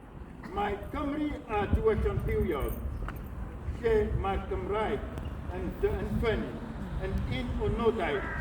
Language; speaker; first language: Welsh; non-native, fluent; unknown